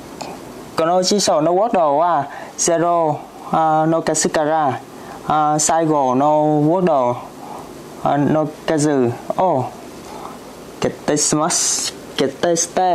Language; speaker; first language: Japanese; non-native, learner; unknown